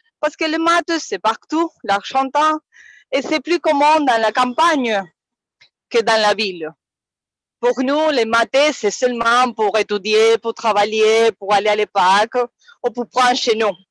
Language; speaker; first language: French; non-native, fluent; Spanish